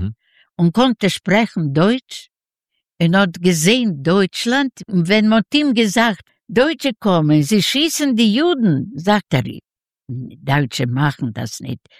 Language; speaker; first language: German; non-native, fluent; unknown